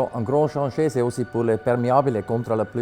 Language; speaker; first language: French; non-native, local second language; German